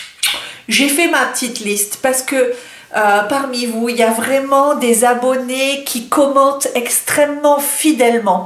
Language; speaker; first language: French; native; French